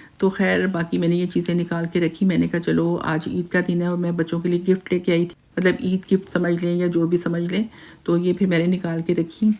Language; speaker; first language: Urdu; native; Urdu